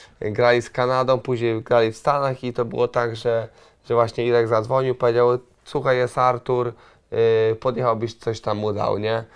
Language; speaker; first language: Polish; native; Polish